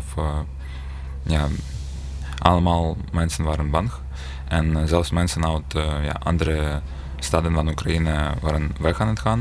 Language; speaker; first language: Dutch; non-native, learner; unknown